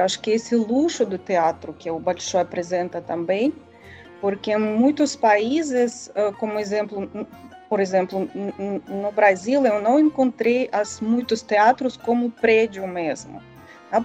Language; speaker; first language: Portuguese; non-native, learner; Russian